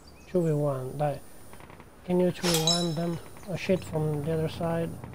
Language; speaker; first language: English; non-native, fluent; Italian